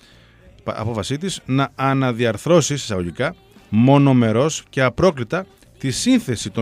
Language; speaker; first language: Greek; native; Greek